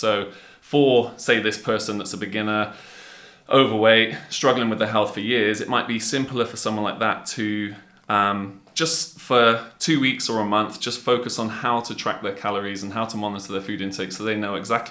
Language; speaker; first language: English; native; English